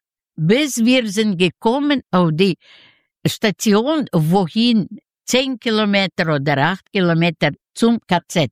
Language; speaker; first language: German; non-native, learner; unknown